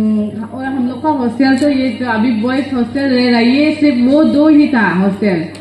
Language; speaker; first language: Hindi; non-native, local second language; Garo